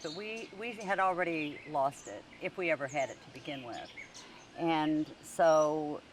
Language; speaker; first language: English; native; English